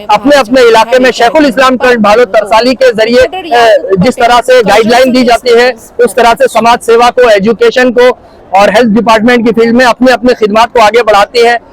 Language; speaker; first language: Hindi; non-native, local second language; Gujarati